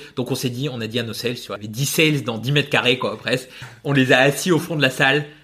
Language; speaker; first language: French; non-native, fluent; Spanish